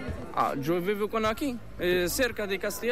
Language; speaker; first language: Spanish; non-native, learner; Arabic